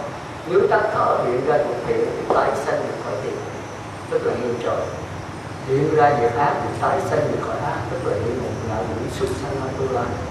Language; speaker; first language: Vietnamese; native; Vietnamese